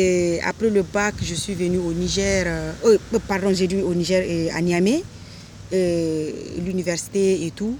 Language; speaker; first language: French; non-native, local second language; Hausa